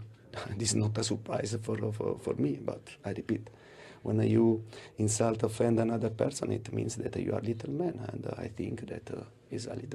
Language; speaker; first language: English; non-native, learner; Italian